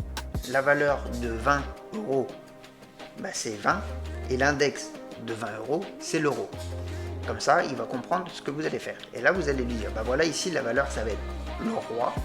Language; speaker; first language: French; native; French